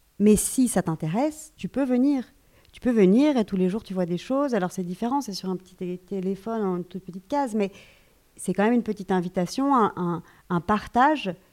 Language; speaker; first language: French; native; French